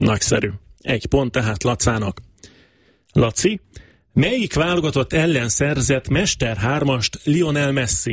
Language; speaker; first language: Hungarian; native; Hungarian